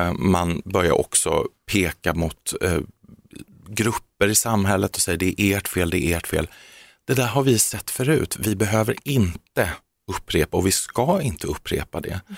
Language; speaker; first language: Swedish; native; Swedish